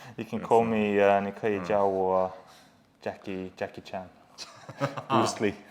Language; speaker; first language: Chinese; non-native, learner; English